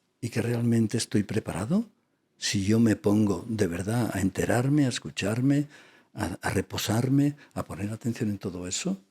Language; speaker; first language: Spanish; non-native, local second language; Catalan